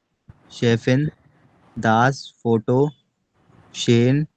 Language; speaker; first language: German; non-native, learner; Hindi